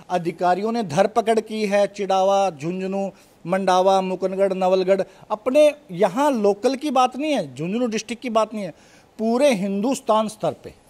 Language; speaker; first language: Hindi; native; Hindi